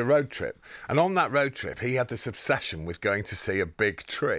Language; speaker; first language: English; native; English